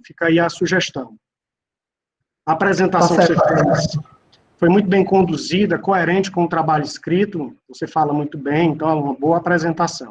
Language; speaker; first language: Portuguese; native; Portuguese